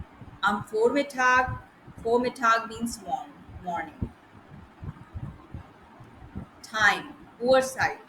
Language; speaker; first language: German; non-native, learner; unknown